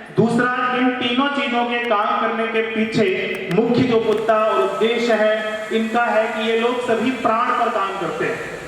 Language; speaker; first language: Hindi; native; Hindi